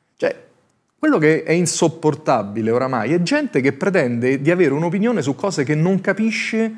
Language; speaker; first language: Italian; native; Italian